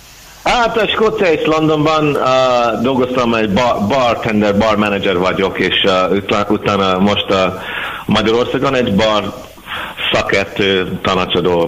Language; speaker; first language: Hungarian; non-native, learner; English